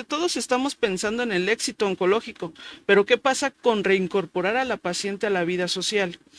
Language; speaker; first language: Spanish; native; Spanish